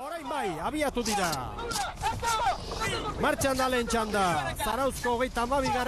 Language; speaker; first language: Basque; native; Basque